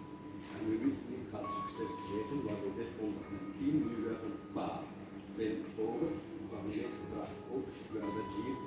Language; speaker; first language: Dutch; non-native, learner; Kurdish